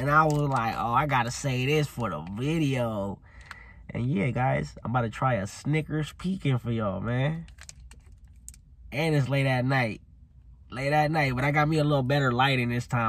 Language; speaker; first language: English; early bilingual, other home language; Spanish